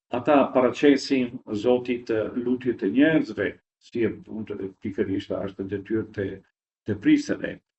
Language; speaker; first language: Albanian; non-native, fluent; Italian